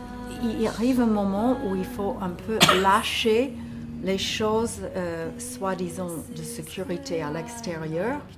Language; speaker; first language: French; non-native, fluent; English